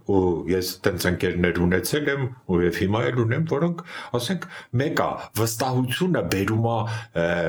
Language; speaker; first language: Armenian; native; Armenian